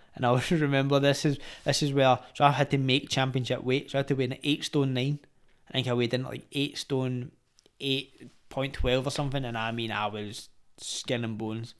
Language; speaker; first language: English; native; English